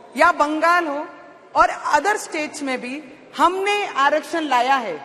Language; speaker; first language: Hindi; native; Hindi